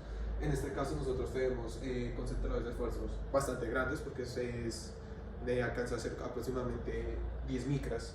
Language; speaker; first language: Spanish; native; Spanish